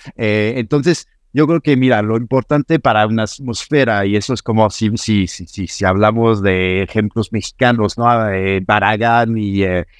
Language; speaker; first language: Spanish; non-native, fluent; French